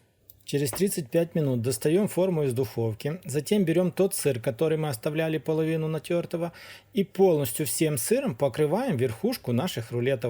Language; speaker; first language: Russian; native; Russian